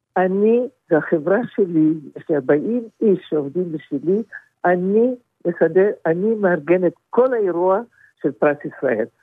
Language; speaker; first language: Hebrew; non-native, fluent; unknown